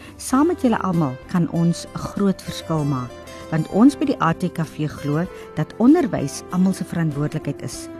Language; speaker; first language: Afrikaans; native; Afrikaans